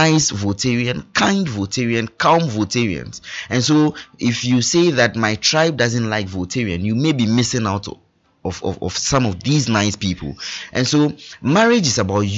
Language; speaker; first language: English; non-native, local second language; Ewe